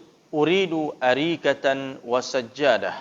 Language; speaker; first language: Arabic; non-native, fluent; Indonesian